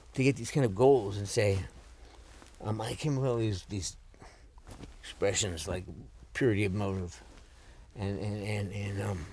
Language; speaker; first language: English; native; English